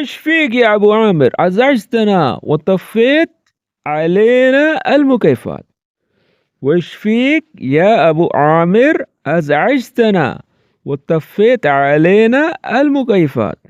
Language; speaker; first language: Arabic; non-native, fluent; Urdu